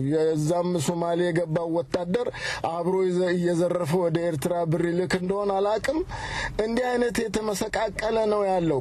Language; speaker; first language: Amharic; native; Amharic